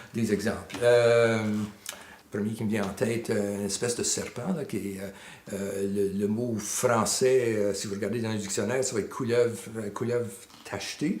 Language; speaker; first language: French; native; French